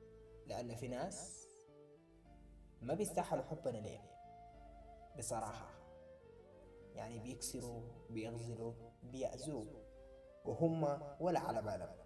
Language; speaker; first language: Arabic; native; Arabic